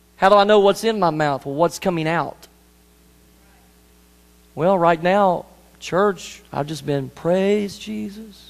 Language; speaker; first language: English; native; English